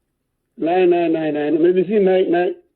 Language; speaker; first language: Swedish; non-native, learner; Somali